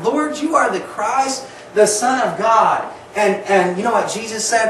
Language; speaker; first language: English; native; English